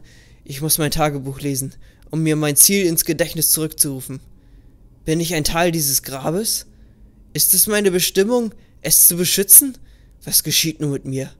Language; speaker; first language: German; native; German